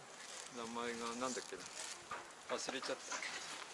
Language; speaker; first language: Japanese; native; Japanese